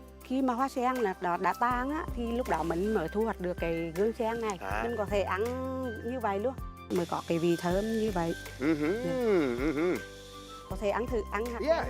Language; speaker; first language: Vietnamese; native; Vietnamese